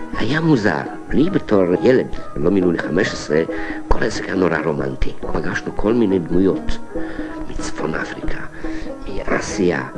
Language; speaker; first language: Hebrew; non-native, fluent; Hungarian